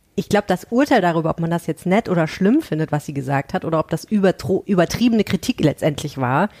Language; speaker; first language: German; native; German